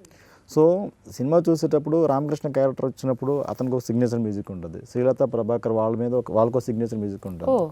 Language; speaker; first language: Telugu; native; Telugu